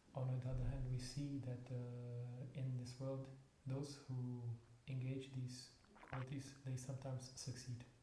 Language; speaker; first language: English; non-native, fluent; Czech